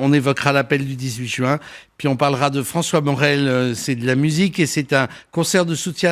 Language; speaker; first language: French; native; French